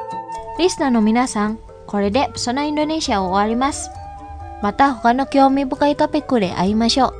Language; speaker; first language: Japanese; non-native, fluent; Indonesian